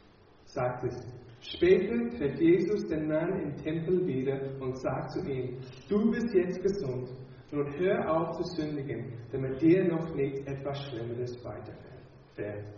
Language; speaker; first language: German; non-native, fluent; English